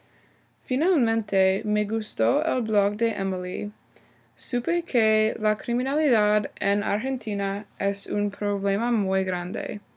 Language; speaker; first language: Spanish; non-native, learner; English